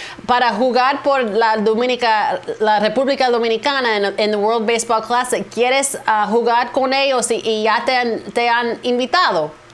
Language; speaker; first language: Spanish; non-native, learner; English